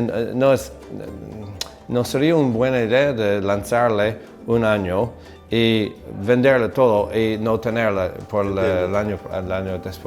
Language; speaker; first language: Spanish; non-native, fluent; English